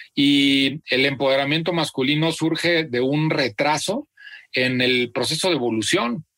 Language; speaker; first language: Spanish; native; Spanish